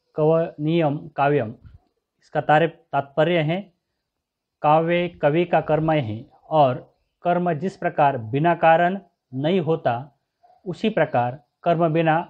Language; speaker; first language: Hindi; non-native, local second language; Marathi